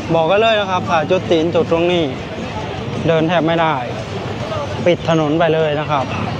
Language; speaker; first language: Thai; native; Thai